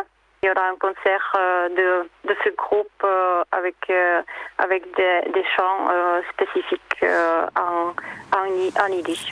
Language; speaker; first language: French; non-native, learner; Czech